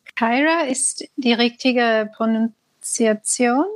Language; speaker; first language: German; non-native, fluent; English